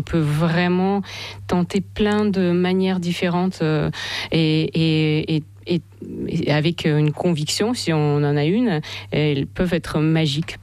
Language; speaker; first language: French; non-native, fluent; Russian